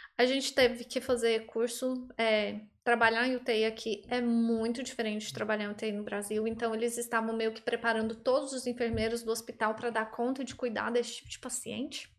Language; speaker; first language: Portuguese; native; Portuguese